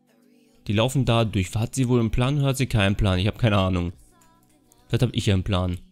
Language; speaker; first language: German; native; German